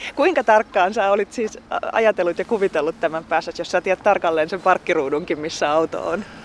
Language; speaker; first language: Finnish; native; Finnish